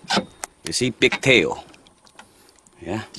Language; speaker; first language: English; non-native, learner; Indonesian